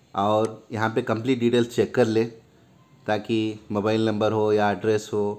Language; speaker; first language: Hindi; non-native, local second language; Urdu